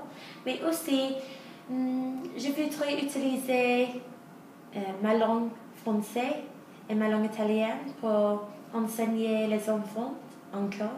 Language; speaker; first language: French; non-native, learner; English